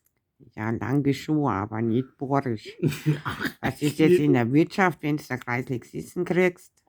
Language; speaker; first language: German; native; German